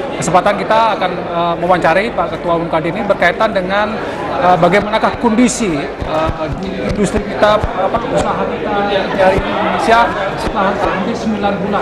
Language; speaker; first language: Indonesian; native; Indonesian